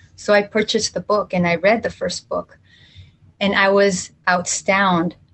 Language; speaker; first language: English; early bilingual, other home language; Spanish